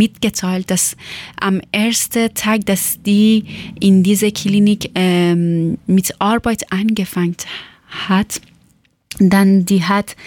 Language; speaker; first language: German; non-native, learner; Persian